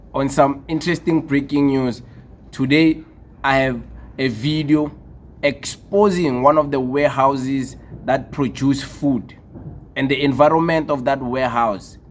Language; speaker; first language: English; non-native, local second language; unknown